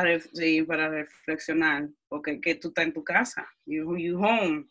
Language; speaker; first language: Spanish; early bilingual, heritage; Spanish